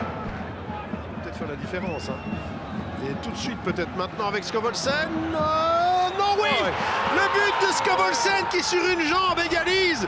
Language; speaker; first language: French; native; French